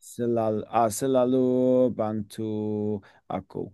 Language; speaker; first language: Indonesian; non-native, learner; English